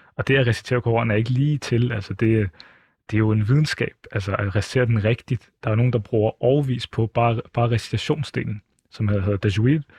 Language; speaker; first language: Danish; early bilingual, other home language; Arabic